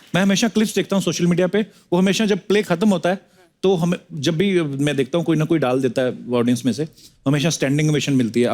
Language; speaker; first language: Hindi; native; Hindi